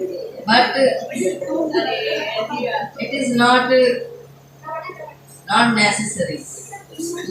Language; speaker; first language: English; non-native, learner; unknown